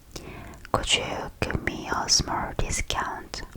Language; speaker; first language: English; non-native, learner; Korean